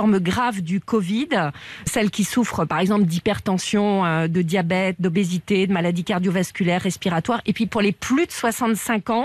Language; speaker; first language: French; native; French